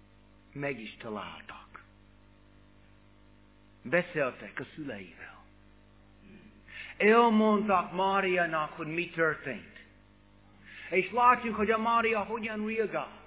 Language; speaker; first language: Hungarian; non-native, fluent; English